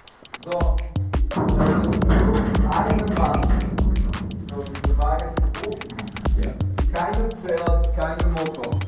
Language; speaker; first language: German; non-native, local second language; French